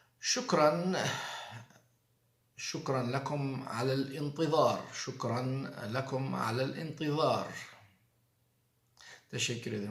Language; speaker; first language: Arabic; non-native, fluent; Turkish